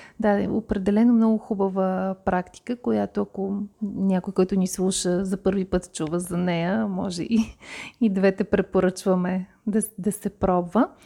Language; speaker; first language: Bulgarian; native; Bulgarian